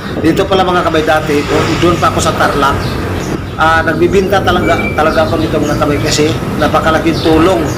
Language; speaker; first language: Filipino; non-native, local second language; Cebuano